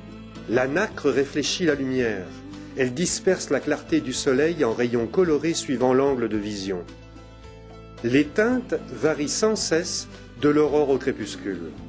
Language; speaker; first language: French; native; French